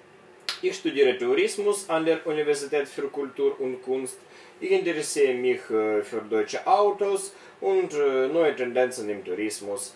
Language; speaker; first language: German; non-native, learner; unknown